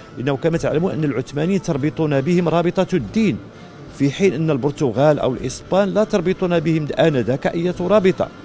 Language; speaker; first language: Arabic; native; Arabic